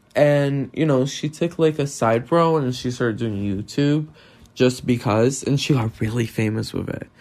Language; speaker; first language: English; non-native, fluent; Portuguese